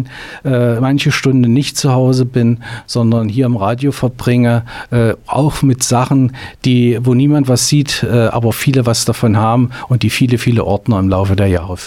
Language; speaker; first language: German; native; German